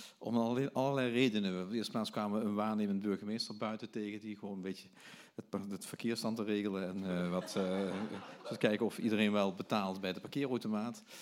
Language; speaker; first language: Dutch; native; Dutch